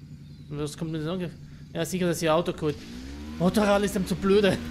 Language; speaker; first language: German; native; German